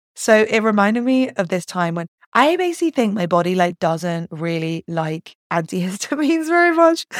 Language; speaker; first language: English; native; English